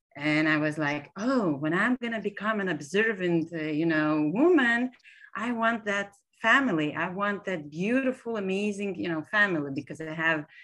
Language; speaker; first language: English; non-native, fluent; Hebrew